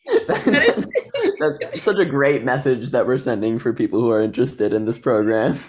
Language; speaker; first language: English; native; English